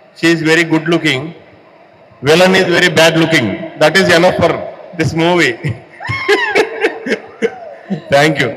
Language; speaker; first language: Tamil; non-native, learner; Telugu